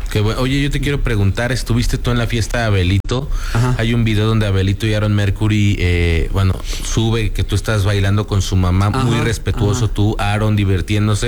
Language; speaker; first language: Spanish; native; Spanish